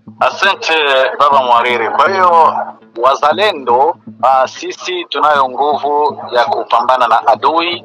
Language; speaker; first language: Swahili; native; Swahili